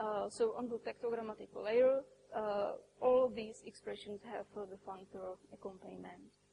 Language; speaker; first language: English; non-native, fluent; Czech